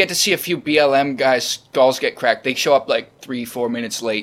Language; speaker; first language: English; native; English